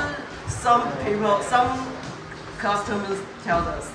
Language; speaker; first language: English; non-native, learner; Chinese